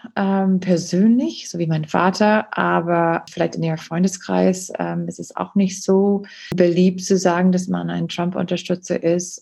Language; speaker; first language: German; non-native, learner; English